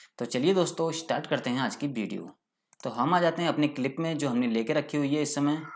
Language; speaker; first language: Hindi; native; Hindi